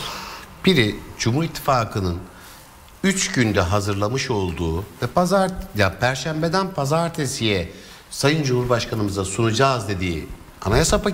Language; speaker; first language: Turkish; native; Turkish